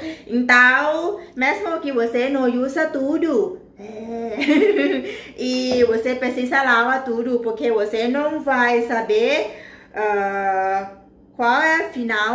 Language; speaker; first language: Portuguese; non-native, learner; Thai